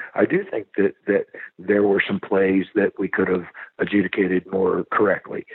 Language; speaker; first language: English; native; English